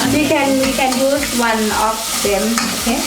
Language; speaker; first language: English; non-native, learner; Thai